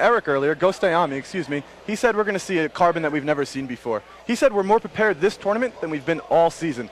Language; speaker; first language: English; native; English